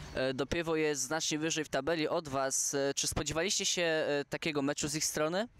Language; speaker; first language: Polish; native; Polish